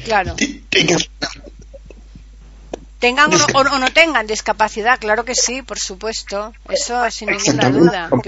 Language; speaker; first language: Spanish; native; Spanish